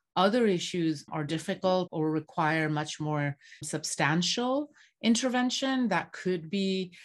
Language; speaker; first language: English; non-native, local second language; Bangla